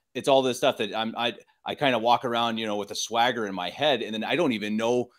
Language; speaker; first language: English; native; English